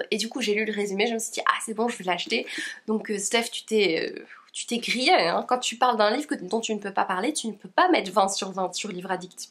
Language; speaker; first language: French; native; French